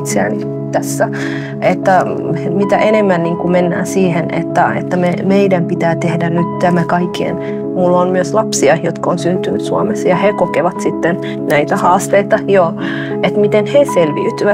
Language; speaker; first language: Finnish; non-native, fluent; Somali